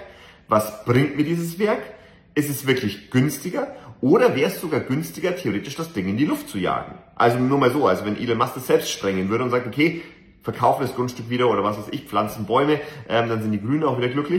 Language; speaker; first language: German; native; German